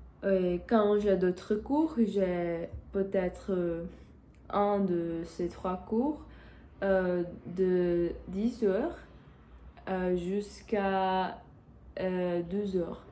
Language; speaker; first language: French; non-native, learner; Portuguese